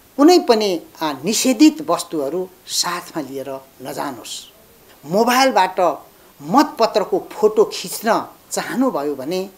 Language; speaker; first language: Nepali; native; Nepali